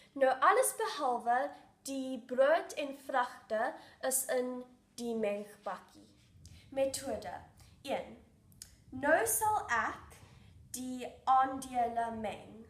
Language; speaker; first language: Afrikaans; non-native, local second language; English